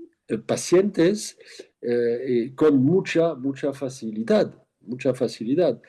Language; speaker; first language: Spanish; non-native, fluent; French